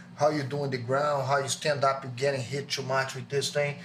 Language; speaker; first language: English; non-native, learner; Portuguese